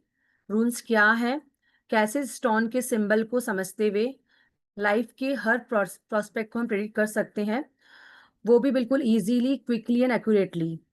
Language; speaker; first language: Hindi; native; Hindi